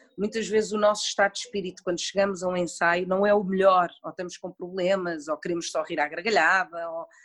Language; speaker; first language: Portuguese; native; Portuguese